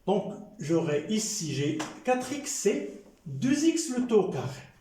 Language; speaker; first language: French; non-native, local second language; Arabic